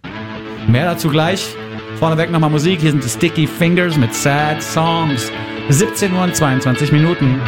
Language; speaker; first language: German; native; German